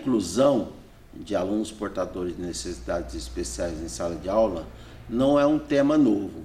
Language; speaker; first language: Portuguese; native; Portuguese